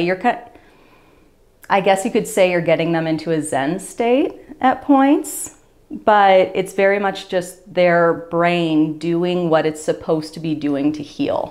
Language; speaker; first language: English; native; English